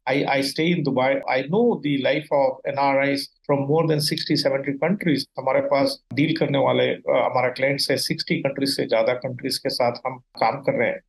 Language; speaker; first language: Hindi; non-native, local second language; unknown